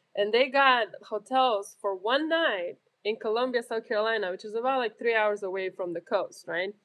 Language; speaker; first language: English; non-native, fluent; Romanian